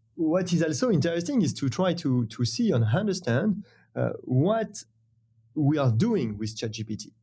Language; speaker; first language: English; non-native, fluent; French